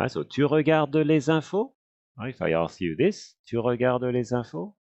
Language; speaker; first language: French; non-native, fluent; English